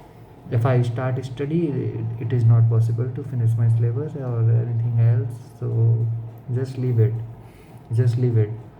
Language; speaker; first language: English; non-native, local second language; Hindi